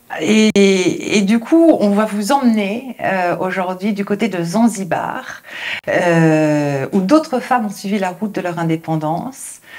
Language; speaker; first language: French; native; French